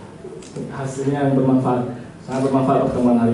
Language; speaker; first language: Indonesian; native; Indonesian